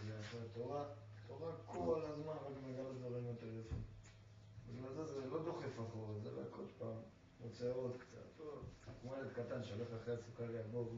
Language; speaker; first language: Hebrew; non-native, local second language; English